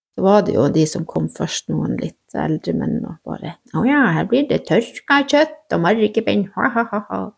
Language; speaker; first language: Norwegian; native; Norwegian